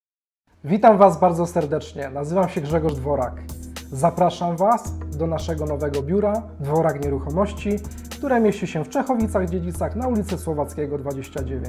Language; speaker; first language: Polish; native; Polish